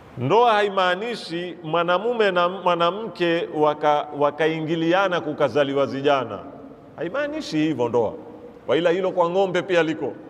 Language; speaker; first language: Swahili; native; Swahili